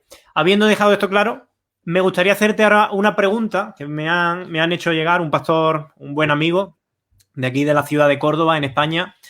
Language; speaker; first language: Spanish; native; Spanish